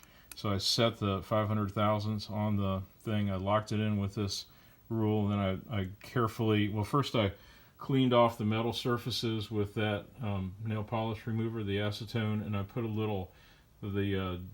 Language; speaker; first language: English; native; English